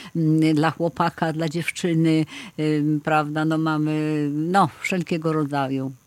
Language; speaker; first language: Polish; native; Polish